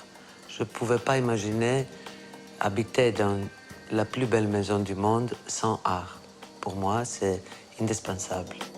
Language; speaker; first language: French; non-native, fluent; Greek